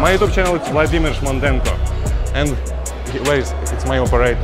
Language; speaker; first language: English; non-native, learner; Russian